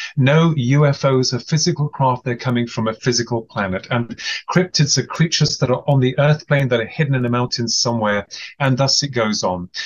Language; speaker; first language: English; native; English